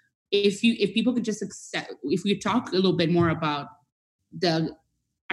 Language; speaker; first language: English; non-native, fluent; French